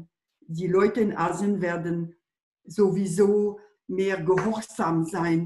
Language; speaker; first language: German; non-native, fluent; French